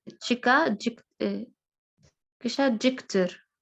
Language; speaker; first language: Turkish; non-native, learner; Arabic